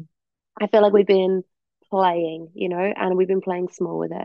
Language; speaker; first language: English; native; English